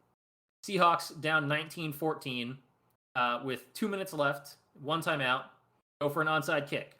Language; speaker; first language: English; native; English